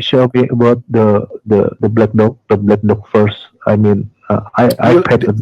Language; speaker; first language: English; non-native, learner; Indonesian